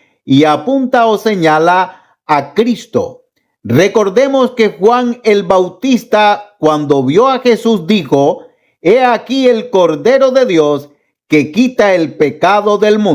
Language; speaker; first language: Spanish; native; Spanish